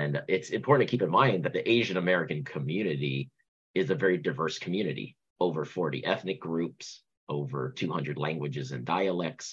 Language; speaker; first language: English; early bilingual, other home language; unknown